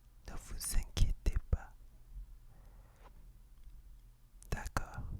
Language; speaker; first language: French; non-native, fluent; English